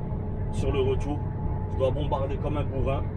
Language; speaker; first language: French; native; French